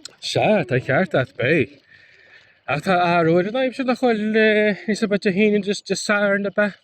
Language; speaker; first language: Irish; native; Irish